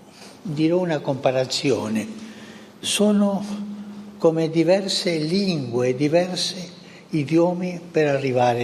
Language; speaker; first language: Italian; non-native, fluent; Spanish